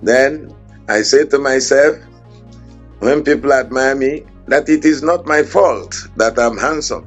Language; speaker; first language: English; non-native, local second language; Igbo